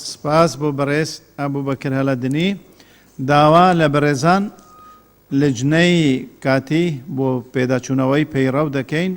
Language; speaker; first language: Central Kurdish; non-native, local second language; Kurdish